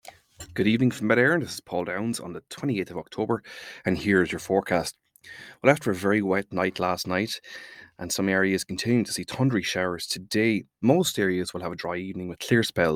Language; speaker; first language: English; native; English